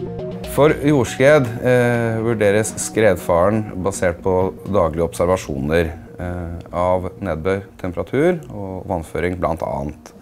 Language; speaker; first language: Norwegian; native; Norwegian